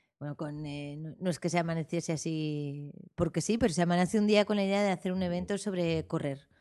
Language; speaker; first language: Spanish; native; Spanish